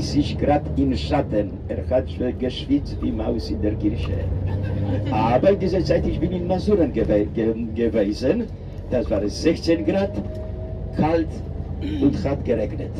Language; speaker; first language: German; non-native, fluent; Polish